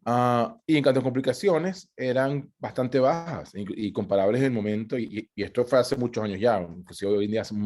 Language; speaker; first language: Spanish; native; Spanish